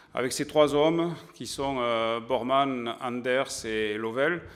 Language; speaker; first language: French; native; French